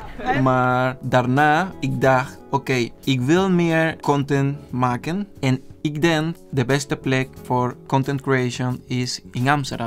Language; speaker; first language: Dutch; non-native, learner; Spanish